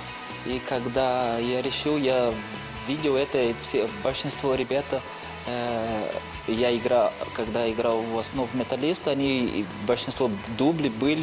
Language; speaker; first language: Russian; non-native, fluent; Portuguese